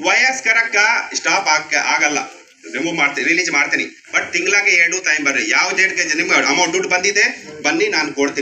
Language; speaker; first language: Kannada; non-native, learner; Hindi